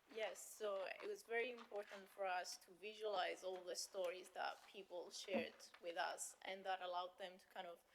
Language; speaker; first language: English; non-native, fluent; Greek